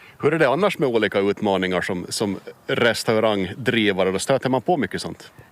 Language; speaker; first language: Swedish; native; Swedish